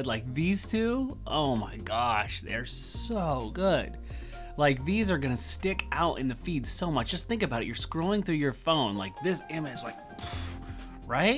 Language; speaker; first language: English; native; English